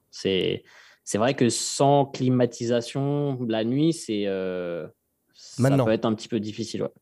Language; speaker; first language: French; native; French